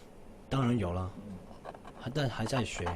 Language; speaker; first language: Chinese; non-native, local second language; Cantonese